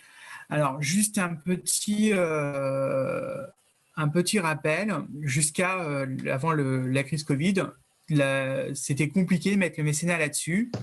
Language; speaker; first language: French; native; French